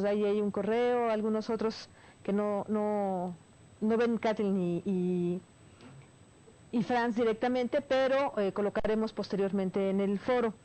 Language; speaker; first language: Spanish; native; Spanish